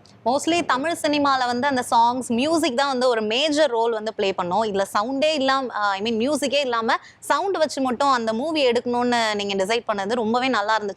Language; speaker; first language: Tamil; native; Tamil